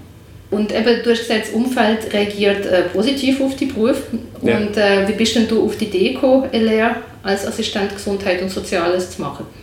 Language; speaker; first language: German; native; German